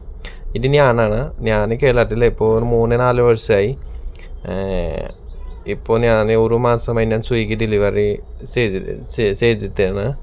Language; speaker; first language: Malayalam; non-native, learner; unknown